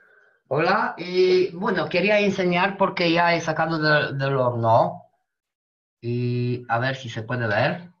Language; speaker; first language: Spanish; non-native, fluent; Romanian